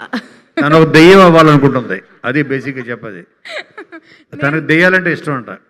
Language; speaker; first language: Telugu; native; Telugu